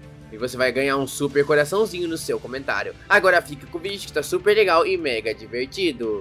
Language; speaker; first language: Portuguese; native; Portuguese